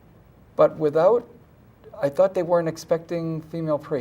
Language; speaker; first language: English; native; English